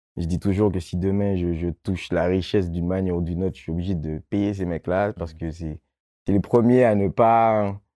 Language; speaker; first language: French; non-native, local second language; Guadeloupean Creole French